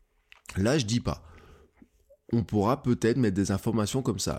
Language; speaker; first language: French; native; French